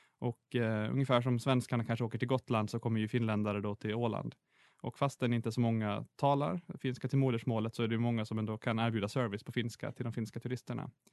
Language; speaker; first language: Swedish; native; Swedish